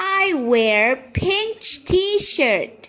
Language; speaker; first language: English; non-native, learner; Thai